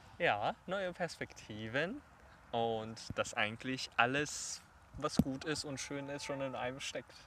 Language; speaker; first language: German; non-native, fluent; Chinese